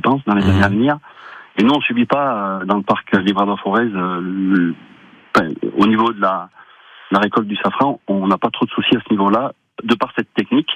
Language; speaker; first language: French; native; French